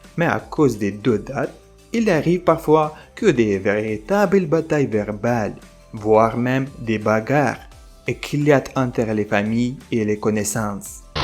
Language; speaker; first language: French; non-native, fluent; Ukrainian